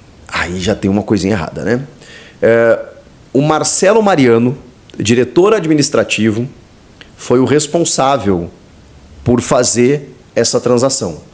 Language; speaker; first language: Portuguese; native; Portuguese